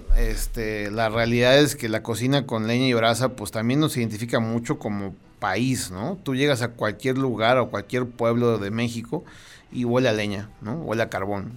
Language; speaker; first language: Spanish; native; Spanish